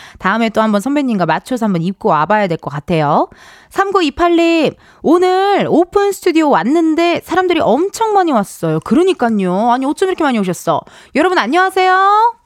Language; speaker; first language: Korean; native; Korean